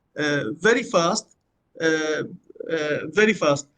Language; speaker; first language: English; non-native, learner; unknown